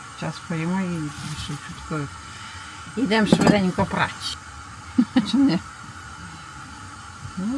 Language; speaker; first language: Polish; non-native, learner; Ukrainian